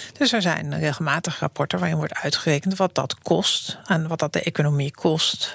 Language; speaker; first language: Dutch; native; Dutch